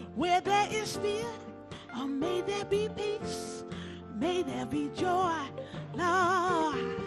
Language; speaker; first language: English; native; English